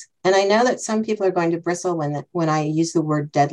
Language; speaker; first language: English; native; English